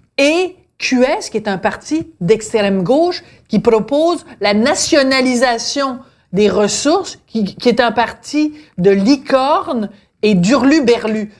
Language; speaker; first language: French; native; French